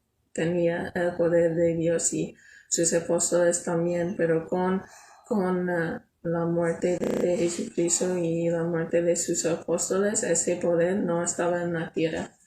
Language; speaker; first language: Spanish; non-native, learner; English